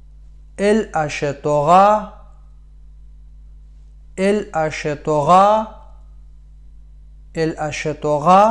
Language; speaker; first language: French; non-native, fluent; Pashto